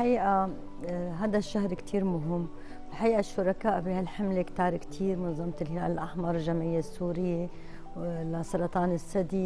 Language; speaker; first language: Arabic; native; Arabic